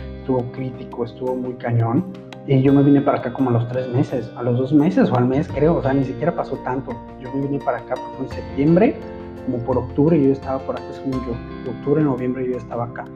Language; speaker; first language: Spanish; native; Spanish